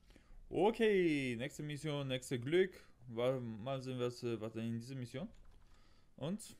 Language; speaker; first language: German; non-native, learner; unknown